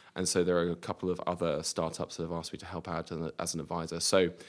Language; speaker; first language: English; native; English